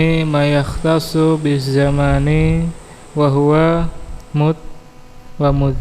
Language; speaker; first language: Arabic; non-native, learner; Indonesian